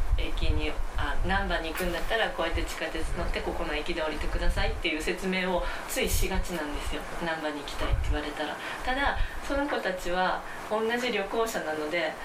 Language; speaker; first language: Japanese; native; Japanese